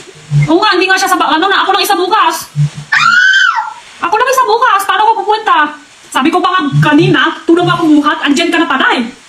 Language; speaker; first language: Filipino; non-native, learner; Chinese